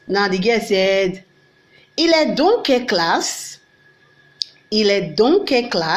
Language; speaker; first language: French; non-native, learner; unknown